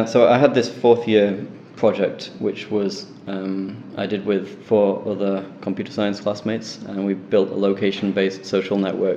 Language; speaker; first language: English; native; English